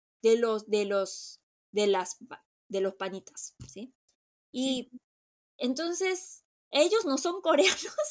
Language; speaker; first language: Spanish; non-native, fluent; Korean